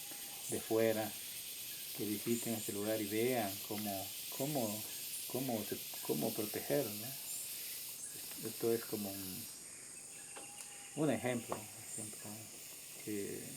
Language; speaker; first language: Spanish; non-native, local second language; Quechua